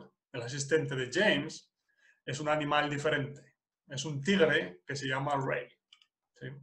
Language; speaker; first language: Spanish; non-native, fluent; English